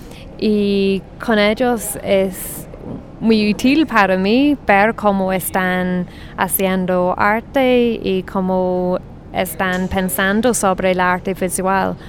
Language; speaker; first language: Spanish; non-native, fluent; English